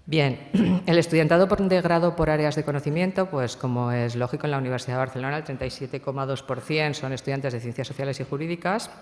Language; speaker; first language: Spanish; non-native, local second language; Catalan